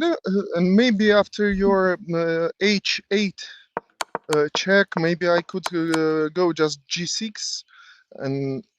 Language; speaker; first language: English; non-native, fluent; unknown